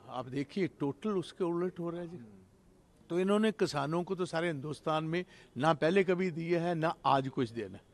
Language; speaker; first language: Hindi; non-native, local second language; Punjabi